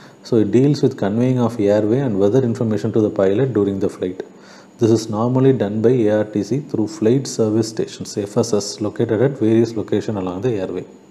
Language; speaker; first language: English; non-native, local second language; Tamil